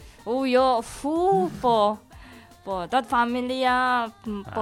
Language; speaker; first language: Catalan; non-native, learner; Indonesian